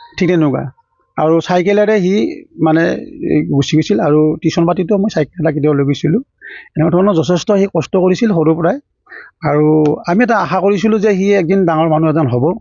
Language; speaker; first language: Assamese; native; Assamese